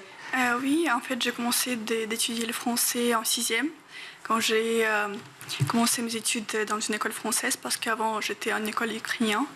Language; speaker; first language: French; non-native, fluent; Ukrainian